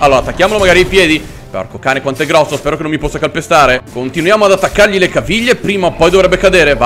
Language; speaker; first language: Italian; native; Italian